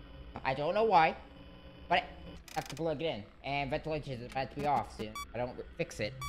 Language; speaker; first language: English; native; English